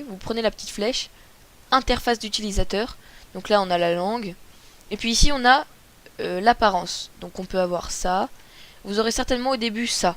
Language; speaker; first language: French; native; French